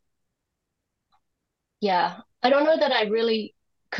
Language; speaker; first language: English; native; English